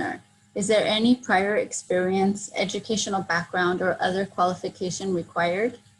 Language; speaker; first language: English; native; English